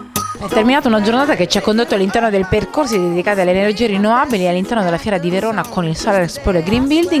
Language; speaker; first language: Italian; native; Italian